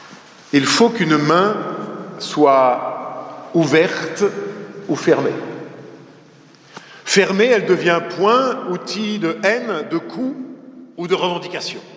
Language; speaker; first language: French; native; French